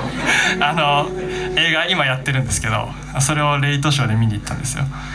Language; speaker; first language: Japanese; native; Japanese